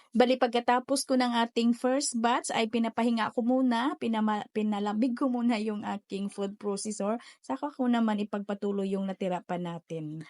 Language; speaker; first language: Filipino; non-native, local second language; Cebuano